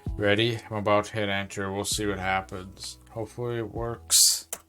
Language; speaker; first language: English; native; English